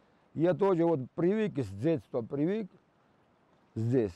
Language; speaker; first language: Russian; non-native, local second language; Georgian